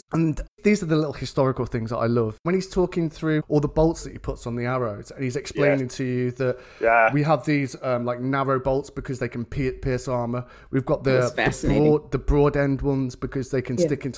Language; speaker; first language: English; native; English